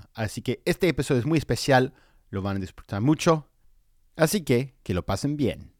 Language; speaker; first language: Spanish; non-native, fluent; English